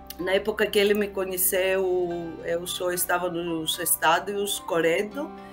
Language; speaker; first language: Portuguese; non-native, fluent; Greek